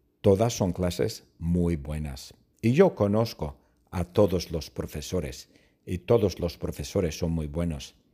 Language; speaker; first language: Spanish; non-native, fluent; English